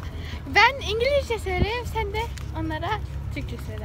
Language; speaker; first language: Turkish; early bilingual, heritage; English